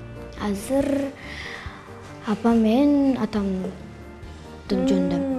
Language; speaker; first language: Kyrgyz; early bilingual, other home language; Turkish